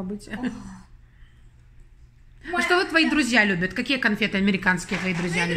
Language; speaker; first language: Russian; native; Russian